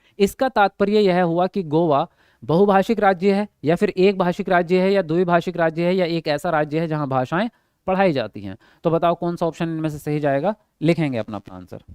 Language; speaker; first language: Hindi; native; Hindi